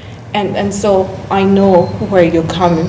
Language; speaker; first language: English; non-native, local second language; Ganda